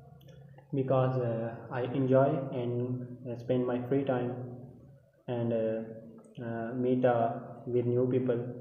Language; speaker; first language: English; non-native, learner; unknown